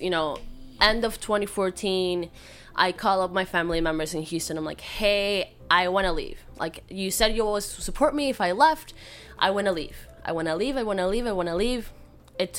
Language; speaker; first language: English; non-native, fluent; Spanish